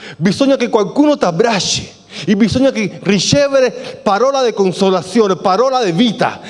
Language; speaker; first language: Italian; non-native, fluent; Spanish